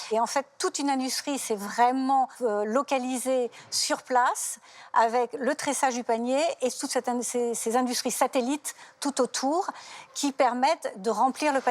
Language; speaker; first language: French; native; French